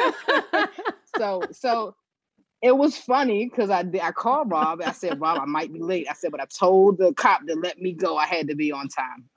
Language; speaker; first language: English; native; English